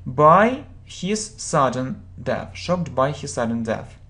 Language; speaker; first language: English; non-native, fluent; Russian